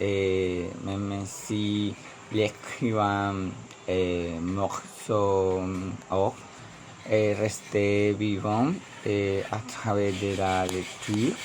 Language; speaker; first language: French; non-native, learner; Spanish